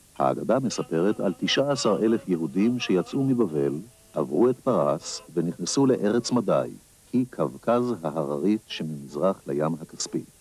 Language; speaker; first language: Hebrew; native; Hebrew